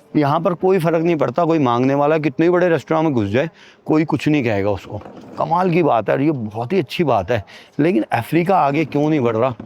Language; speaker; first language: Hindi; native; Hindi